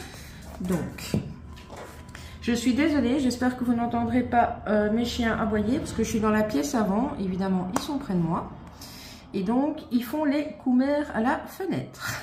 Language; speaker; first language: French; native; French